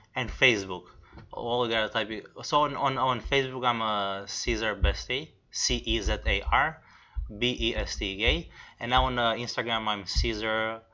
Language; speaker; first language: English; non-native, fluent; Romanian